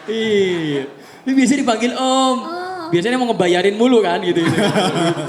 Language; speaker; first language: Indonesian; native; Indonesian